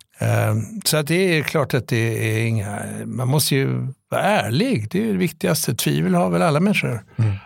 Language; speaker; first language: Swedish; native; Swedish